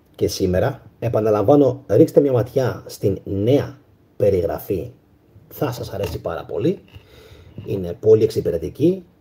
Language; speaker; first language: Greek; native; Greek